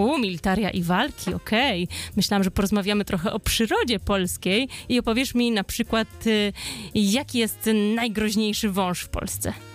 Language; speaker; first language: Polish; native; Polish